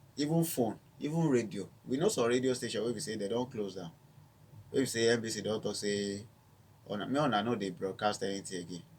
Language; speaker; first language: Nigerian Pidgin; non-native, local second language; Yoruba